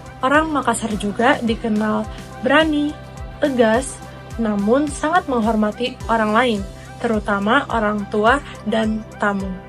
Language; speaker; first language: Indonesian; native; Indonesian